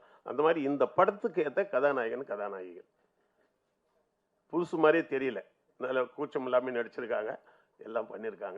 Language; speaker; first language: Tamil; native; Tamil